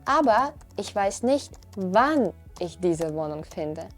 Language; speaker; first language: German; non-native, fluent; Ukrainian